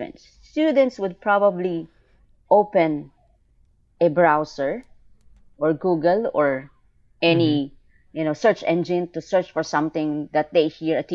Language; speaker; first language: English; non-native, local second language; Filipino